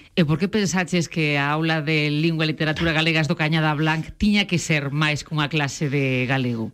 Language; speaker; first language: Galician; native; Galician